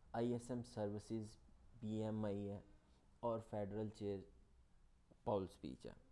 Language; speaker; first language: Urdu; non-native, local second language; Punjabi